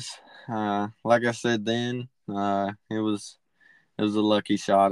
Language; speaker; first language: English; native; English